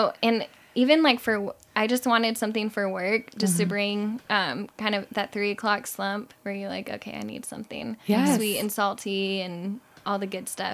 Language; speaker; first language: English; native; English